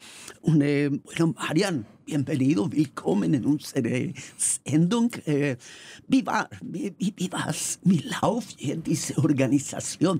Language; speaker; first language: German; non-native, learner; Spanish